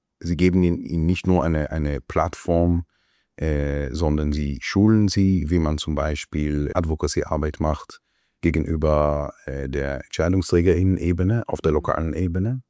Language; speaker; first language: German; non-native, fluent; Hebrew